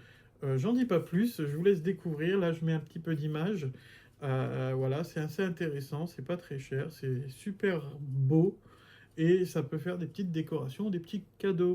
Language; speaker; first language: French; native; French